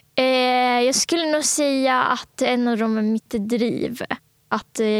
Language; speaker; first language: Swedish; early bilingual, other home language; Bangla